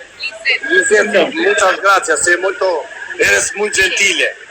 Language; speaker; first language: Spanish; non-native, learner; Albanian